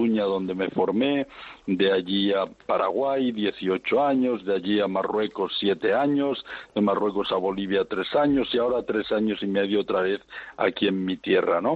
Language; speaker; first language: Spanish; native; Spanish